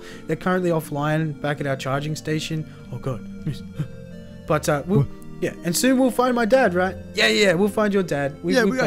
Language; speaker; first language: English; native; English